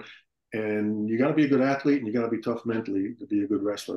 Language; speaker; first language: English; native; English